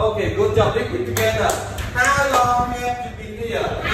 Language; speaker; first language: English; non-native, learner; Khmer